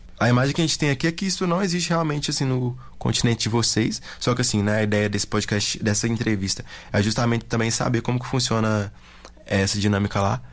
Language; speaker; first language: Portuguese; native; Portuguese